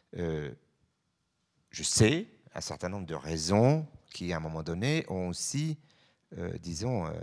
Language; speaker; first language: French; native; French